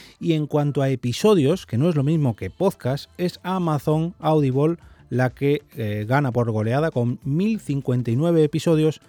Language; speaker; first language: Spanish; native; Spanish